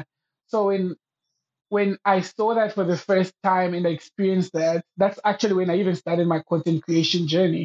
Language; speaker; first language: English; non-native, local second language; Swahili